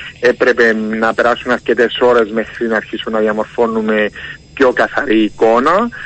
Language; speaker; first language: Greek; native; Greek